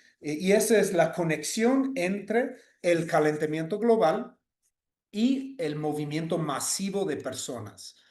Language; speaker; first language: Spanish; non-native, fluent; English